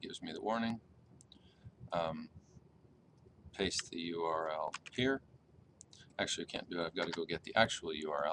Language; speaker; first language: English; native; English